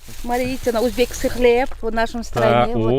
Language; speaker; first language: Russian; non-native, local second language; Uzbek